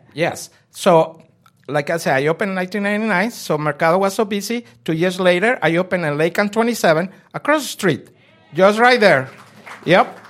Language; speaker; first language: English; non-native, fluent; Spanish